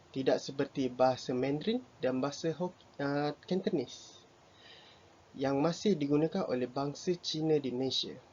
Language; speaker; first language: Malay; native; Malay